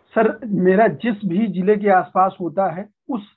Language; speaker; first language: Hindi; native; Hindi